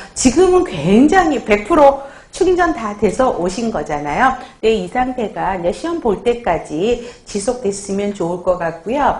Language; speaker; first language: Korean; native; Korean